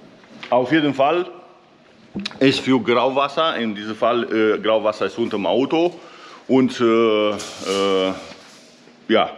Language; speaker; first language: German; non-native, fluent; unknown